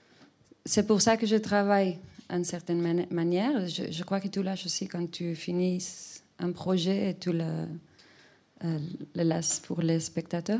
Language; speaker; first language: French; non-native, fluent; Spanish